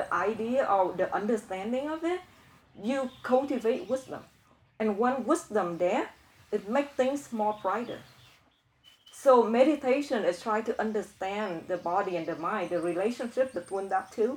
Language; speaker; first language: English; non-native, fluent; Vietnamese